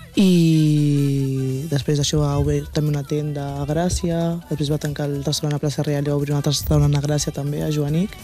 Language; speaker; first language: Catalan; early bilingual, other home language; Wolof